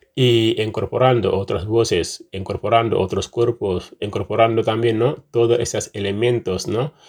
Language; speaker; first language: Spanish; non-native, fluent; Wolof